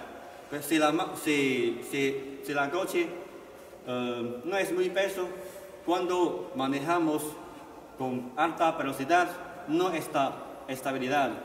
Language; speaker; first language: Spanish; non-native, learner; Chinese